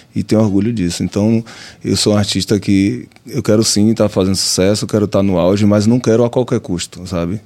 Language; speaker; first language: Portuguese; native; Portuguese